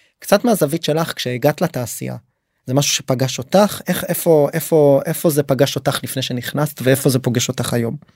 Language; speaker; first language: Hebrew; native; Hebrew